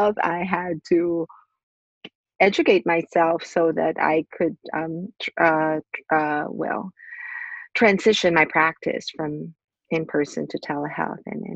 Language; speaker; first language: English; non-native, local second language; Filipino